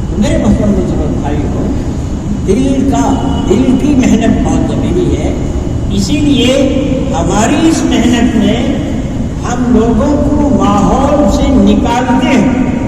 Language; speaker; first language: Urdu; non-native, local second language; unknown